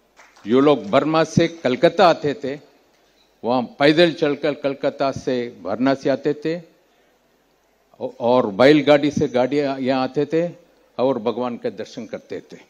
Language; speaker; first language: Hindi; non-native, local second language; Tamil